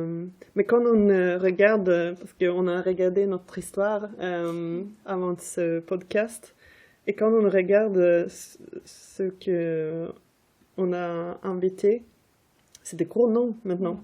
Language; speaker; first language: French; non-native, fluent; Swedish